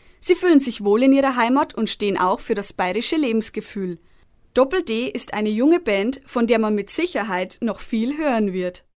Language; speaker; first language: German; native; German